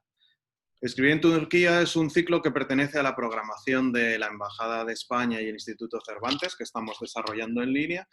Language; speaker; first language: Spanish; native; Spanish